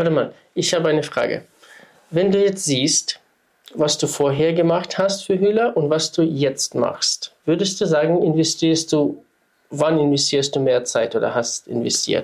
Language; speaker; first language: German; non-native, fluent; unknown